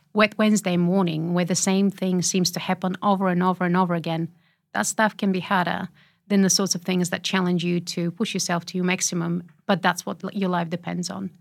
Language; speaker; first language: English; non-native, fluent; Bulgarian